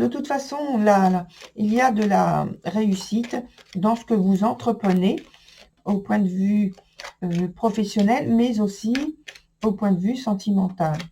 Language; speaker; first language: French; native; French